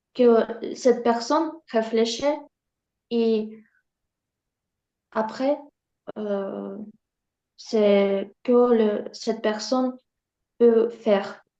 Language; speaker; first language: French; non-native, learner; Russian